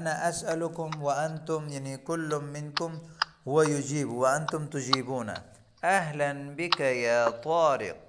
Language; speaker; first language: Arabic; non-native, fluent; Urdu